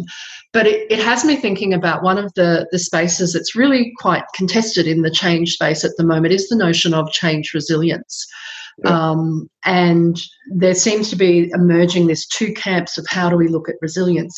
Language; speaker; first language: English; native; English